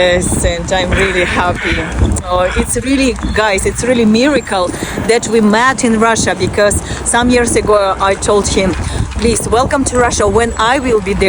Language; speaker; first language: English; non-native, learner; Russian